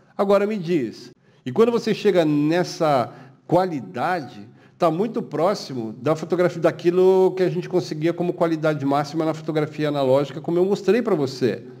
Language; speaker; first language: Portuguese; native; Portuguese